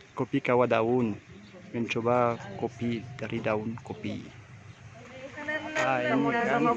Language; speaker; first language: Indonesian; non-native, learner; French